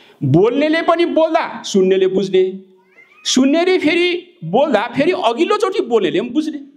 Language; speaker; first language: Nepali; non-native, local second language; Limbu